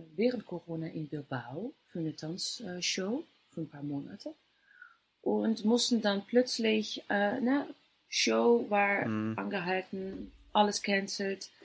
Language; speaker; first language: German; non-native, fluent; Dutch